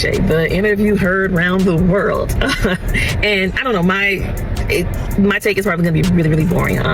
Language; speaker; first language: English; native; English